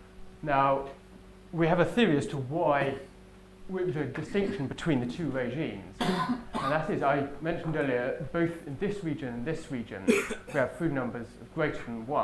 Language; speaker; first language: English; native; English